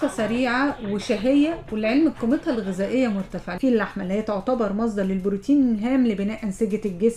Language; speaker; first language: Arabic; native; Arabic